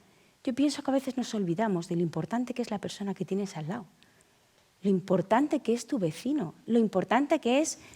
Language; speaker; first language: Spanish; native; Spanish